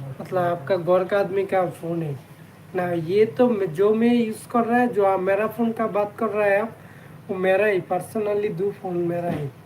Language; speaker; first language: Hindi; non-native, learner; Bangla